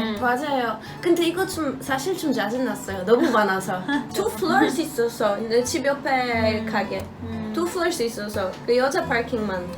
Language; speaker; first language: Korean; non-native, learner; Polish